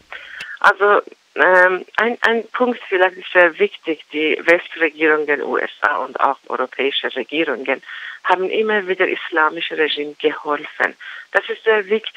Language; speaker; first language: German; non-native, learner; Persian